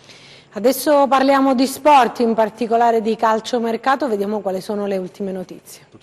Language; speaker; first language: Italian; native; Italian